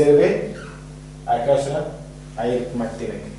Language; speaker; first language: Turkish; non-native, fluent; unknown